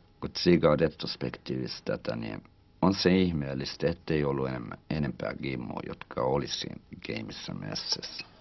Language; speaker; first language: Finnish; early bilingual, heritage; Finnish